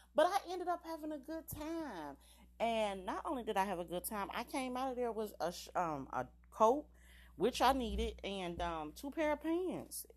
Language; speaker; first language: English; native; English